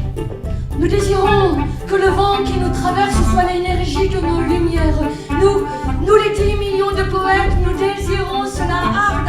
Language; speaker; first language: French; native; French